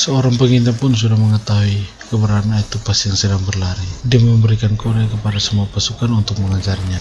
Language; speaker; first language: Indonesian; native; Indonesian